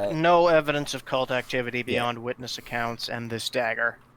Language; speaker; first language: English; native; English